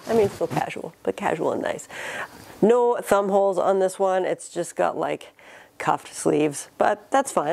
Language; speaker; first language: English; native; English